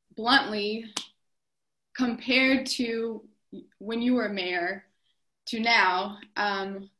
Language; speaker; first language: English; native; English